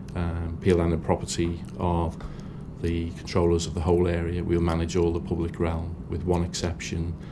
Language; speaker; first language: English; native; English